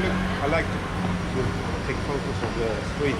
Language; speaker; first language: English; non-native, learner; Swedish